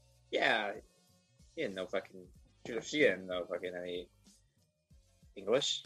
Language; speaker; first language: English; native; English